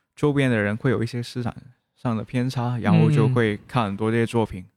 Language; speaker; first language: Chinese; non-native, local second language; Cantonese